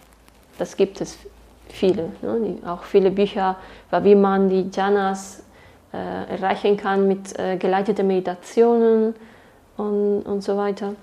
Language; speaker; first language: German; non-native, fluent; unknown